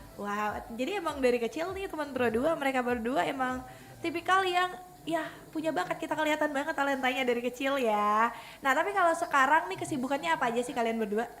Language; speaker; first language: Indonesian; native; Indonesian